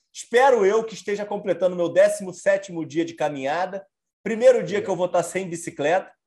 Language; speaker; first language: Portuguese; native; Portuguese